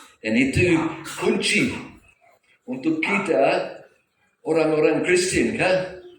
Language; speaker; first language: Indonesian; non-native, fluent; English